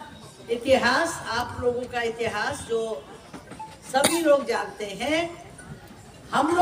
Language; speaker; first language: Hindi; non-native, local second language; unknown